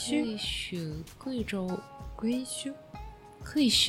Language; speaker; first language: Chinese; non-native, learner; Japanese